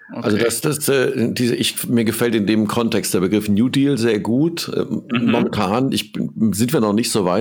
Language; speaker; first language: German; native; German